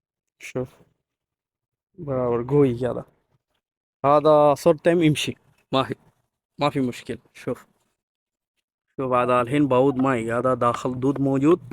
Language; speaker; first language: Arabic; non-native, learner; Bangla